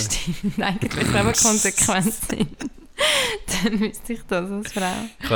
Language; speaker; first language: German; native; German